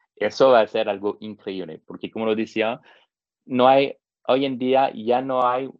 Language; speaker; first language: Spanish; non-native, fluent; French